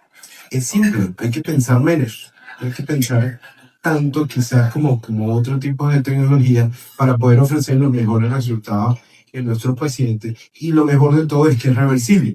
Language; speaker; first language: Spanish; native; Spanish